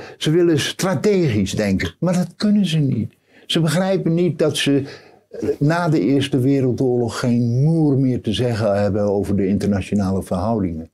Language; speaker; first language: Dutch; native; Dutch